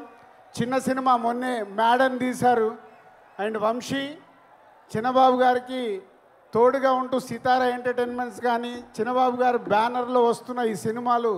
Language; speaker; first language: Telugu; native; Telugu